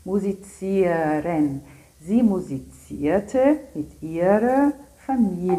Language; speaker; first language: German; non-native, fluent; Portuguese